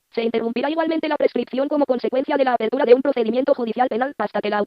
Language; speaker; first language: Spanish; native; Spanish